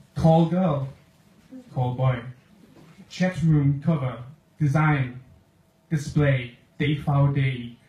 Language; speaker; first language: German; non-native, fluent; English